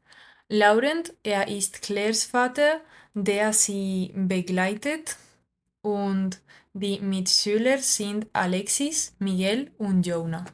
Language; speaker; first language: German; non-native, learner; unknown